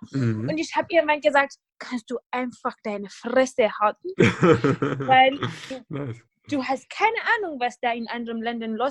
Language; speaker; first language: German; non-native, fluent; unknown